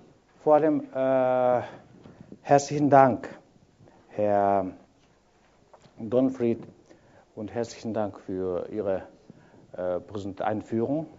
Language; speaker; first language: German; non-native, fluent; Kyrgyz